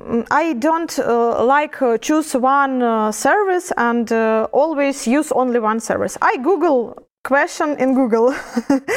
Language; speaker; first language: English; non-native, learner; Russian